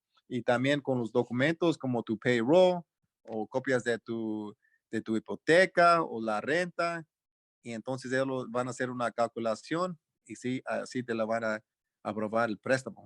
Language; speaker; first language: Spanish; early bilingual, heritage; Spanish